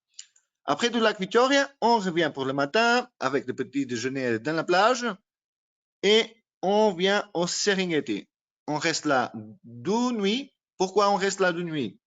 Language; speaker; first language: French; non-native, learner; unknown